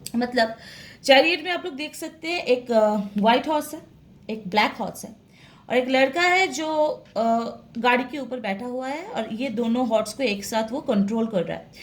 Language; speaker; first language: Hindi; non-native, local second language; Bangla